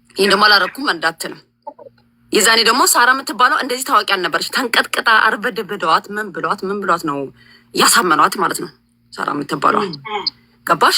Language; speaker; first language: Amharic; native; Amharic